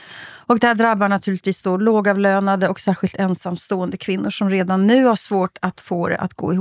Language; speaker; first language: Swedish; native; Swedish